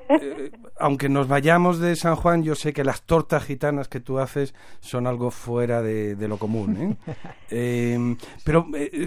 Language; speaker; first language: Spanish; native; Spanish